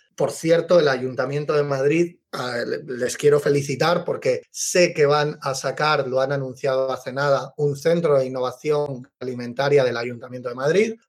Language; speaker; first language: Spanish; native; Spanish